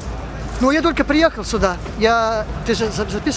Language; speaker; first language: Russian; early bilingual, heritage; Russian